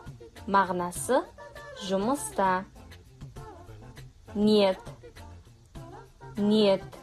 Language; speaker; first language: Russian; non-native, fluent; Kazakh